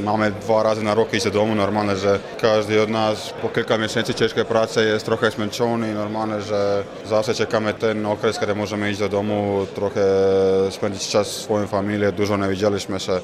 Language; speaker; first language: Polish; non-native, learner; Croatian